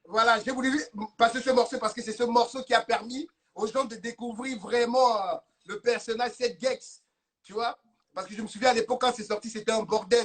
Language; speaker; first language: French; native; French